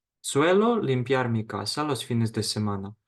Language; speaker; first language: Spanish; non-native, fluent; Ukrainian